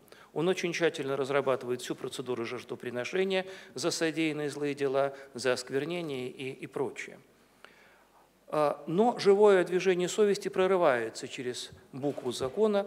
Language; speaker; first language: Russian; native; Russian